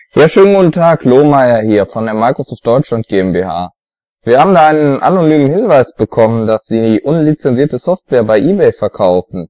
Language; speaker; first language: German; native; German